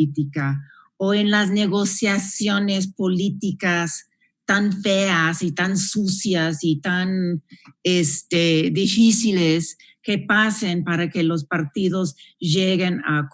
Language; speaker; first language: Spanish; non-native, fluent; English